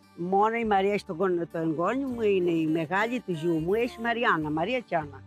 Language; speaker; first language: Greek; native; Greek